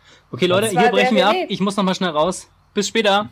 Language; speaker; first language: German; native; German